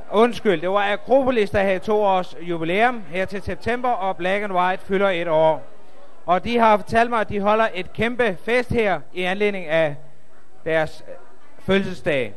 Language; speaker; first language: Danish; native; Danish